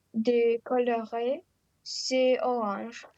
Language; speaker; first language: French; non-native, learner; Romanian